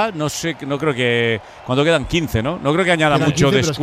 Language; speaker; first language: Spanish; native; Spanish